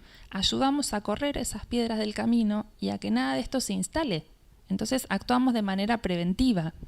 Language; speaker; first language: Spanish; native; Spanish